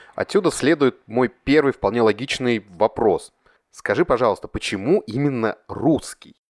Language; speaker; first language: Russian; native; Russian